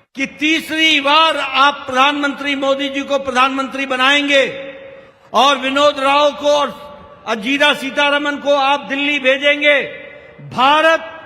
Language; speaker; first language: Hindi; native; Hindi